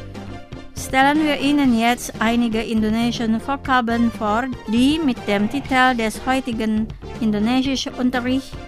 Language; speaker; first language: German; non-native, fluent; Indonesian